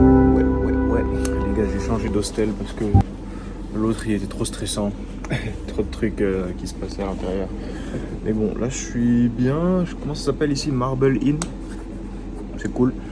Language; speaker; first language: French; native; French